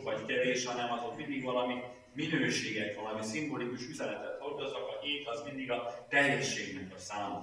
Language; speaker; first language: Hungarian; native; Hungarian